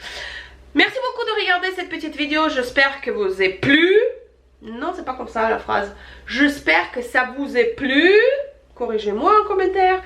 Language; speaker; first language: French; non-native, fluent; Russian